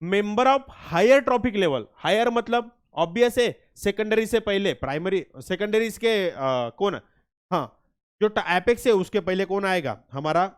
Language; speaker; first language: Hindi; non-native, local second language; Marathi